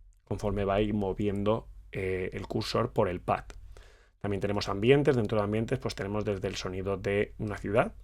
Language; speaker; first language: Spanish; native; Spanish